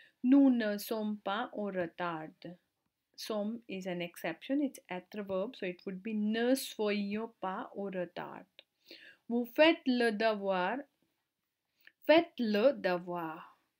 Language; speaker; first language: French; non-native, fluent; Hindi